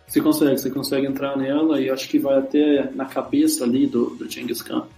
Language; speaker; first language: Portuguese; native; Portuguese